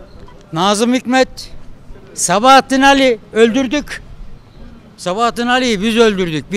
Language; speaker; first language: Turkish; native; Turkish